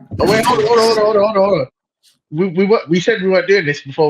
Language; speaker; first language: English; native; English